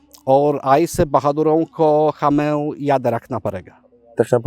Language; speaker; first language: Hindi; non-native, fluent; Polish